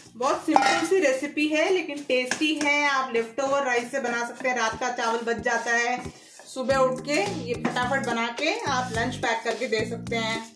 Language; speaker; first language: Hindi; non-native, local second language; Tamil